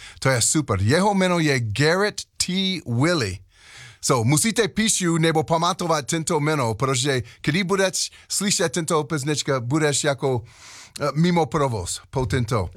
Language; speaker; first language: Czech; non-native, learner; English